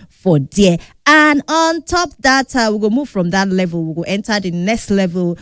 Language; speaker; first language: Nigerian Pidgin; native; Nigerian Pidgin